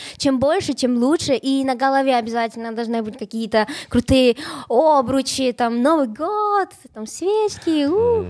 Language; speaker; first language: Russian; non-native, fluent; Spanish